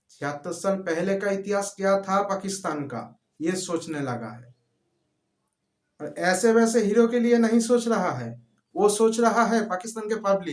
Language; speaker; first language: Hindi; non-native, local second language; Bangla